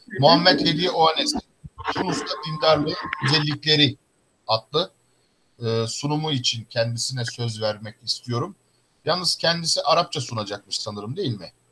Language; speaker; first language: Turkish; native; Turkish